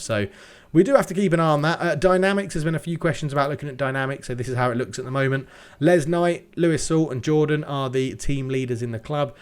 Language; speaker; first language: English; native; English